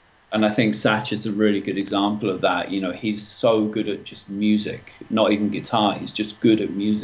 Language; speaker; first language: English; native; English